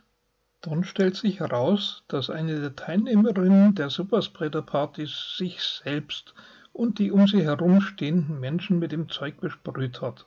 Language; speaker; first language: German; native; German